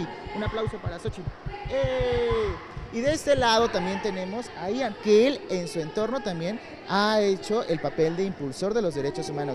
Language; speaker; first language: Spanish; native; Spanish